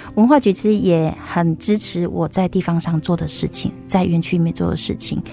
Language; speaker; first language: Chinese; native; Chinese